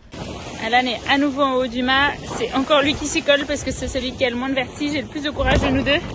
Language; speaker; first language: French; native; French